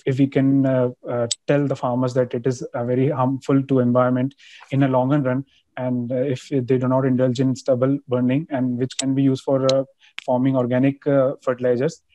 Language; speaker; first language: English; non-native, local second language; Hindi